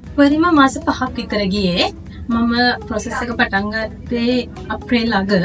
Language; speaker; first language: Sinhala; native; Sinhala